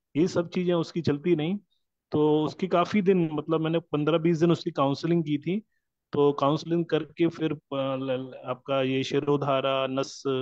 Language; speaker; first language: Hindi; non-native, local second language; Marathi